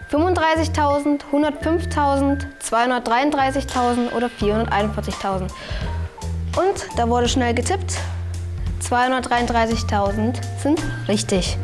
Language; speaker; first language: German; native; German